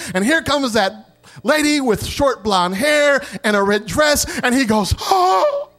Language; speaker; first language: English; native; English